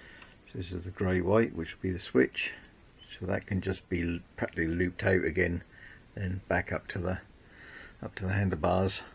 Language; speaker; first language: English; native; English